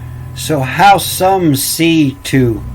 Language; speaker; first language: English; native; English